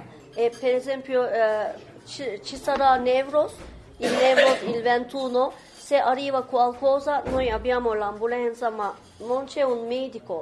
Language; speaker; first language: Italian; non-native, learner; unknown